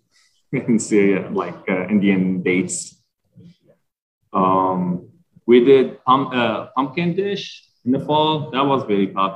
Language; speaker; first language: English; non-native, fluent; Arabic